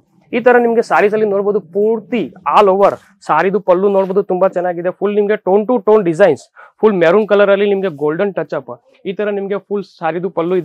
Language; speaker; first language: Kannada; non-native, fluent; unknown